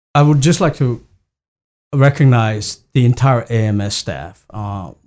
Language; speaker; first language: English; non-native, fluent; Korean